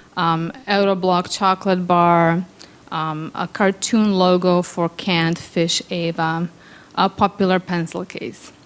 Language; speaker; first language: English; early bilingual, other home language; Serbian